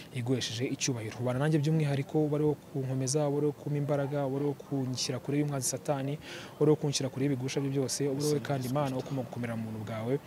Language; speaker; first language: Kinyarwanda; native; Kinyarwanda